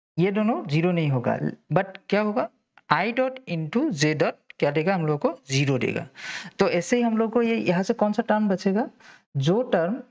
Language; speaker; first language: Hindi; non-native, local second language; Assamese